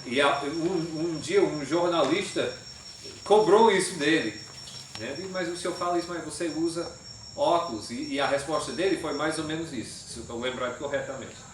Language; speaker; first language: Portuguese; non-native, fluent; English